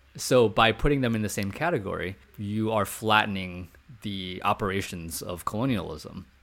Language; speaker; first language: English; early bilingual, other home language; Chinese